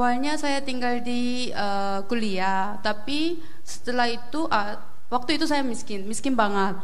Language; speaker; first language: Indonesian; non-native, fluent; Korean